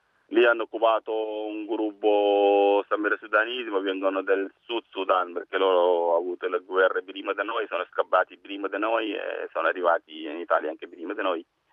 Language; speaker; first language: Italian; non-native, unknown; Arabic